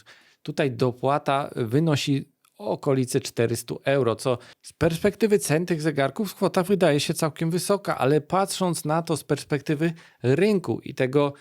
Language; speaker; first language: Polish; native; Polish